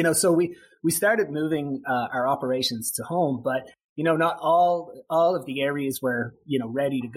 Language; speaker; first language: English; native; English